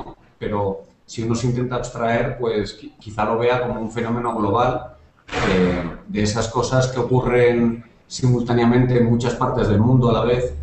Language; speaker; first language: Spanish; native; Spanish